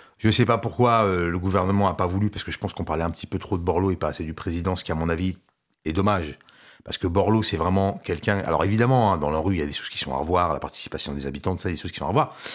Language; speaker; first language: French; early bilingual, other home language; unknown